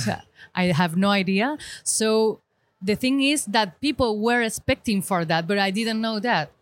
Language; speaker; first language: English; non-native, learner; Spanish